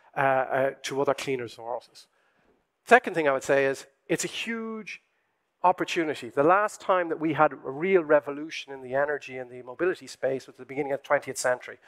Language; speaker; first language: English; native; English